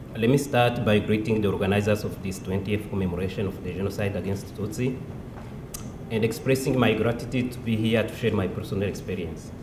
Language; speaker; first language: English; non-native, local second language; Kinyarwanda